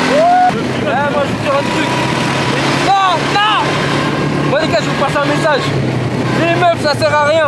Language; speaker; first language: French; native; French